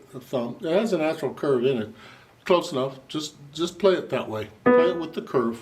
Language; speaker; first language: English; native; English